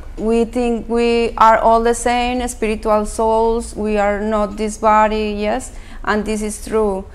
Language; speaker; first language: English; non-native, fluent; Spanish